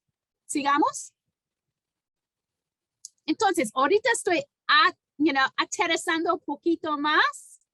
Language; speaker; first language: Spanish; non-native, fluent; English